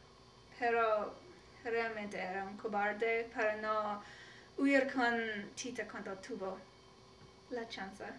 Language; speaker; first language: Spanish; non-native, learner; English